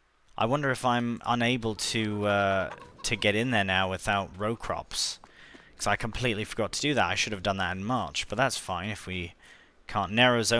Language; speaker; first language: English; native; English